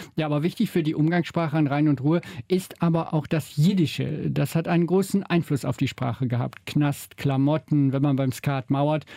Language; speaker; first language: German; native; German